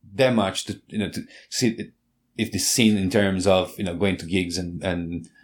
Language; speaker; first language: English; non-native, fluent; Portuguese